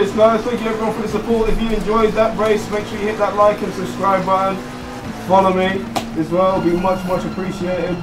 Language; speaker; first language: English; native; English